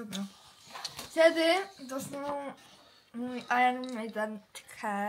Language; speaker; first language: Polish; early bilingual, heritage; Polish